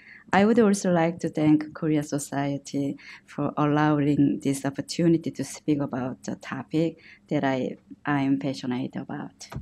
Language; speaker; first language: English; non-native, learner; Korean